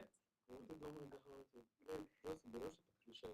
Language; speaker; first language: Russian; native; Russian